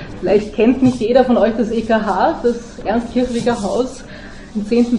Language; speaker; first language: German; native; German